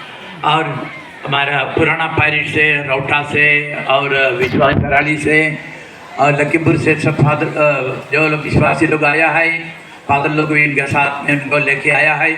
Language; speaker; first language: Hindi; non-native, local second language; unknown